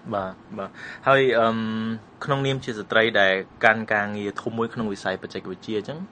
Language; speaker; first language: Khmer; native; Khmer